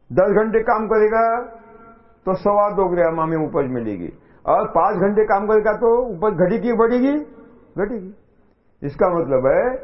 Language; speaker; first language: Hindi; non-native, local second language; Marathi